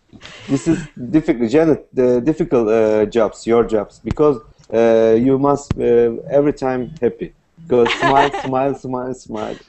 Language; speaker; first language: English; non-native, learner; Turkish